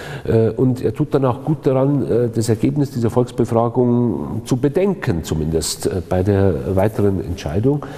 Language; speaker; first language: German; native; German